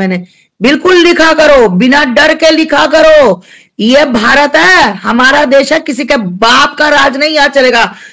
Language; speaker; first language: Hindi; native; Hindi